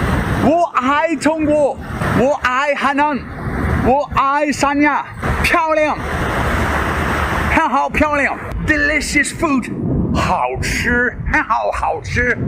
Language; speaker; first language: Chinese; non-native, learner; English